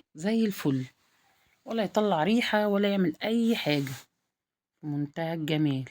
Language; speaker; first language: Arabic; native; Arabic